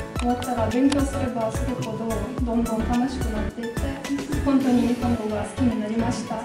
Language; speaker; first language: Japanese; non-native, fluent; Russian